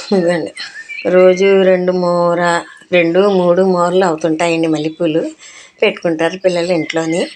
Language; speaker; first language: Telugu; non-native, local second language; Urdu